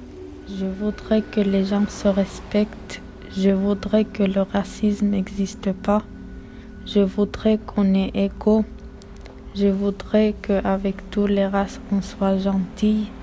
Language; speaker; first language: French; non-native, learner; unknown